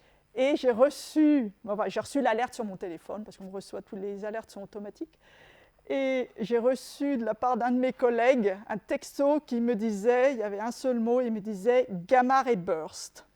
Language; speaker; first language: French; native; French